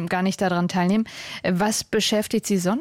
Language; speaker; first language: German; native; German